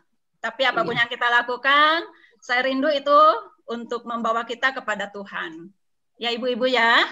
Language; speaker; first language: Indonesian; native; Indonesian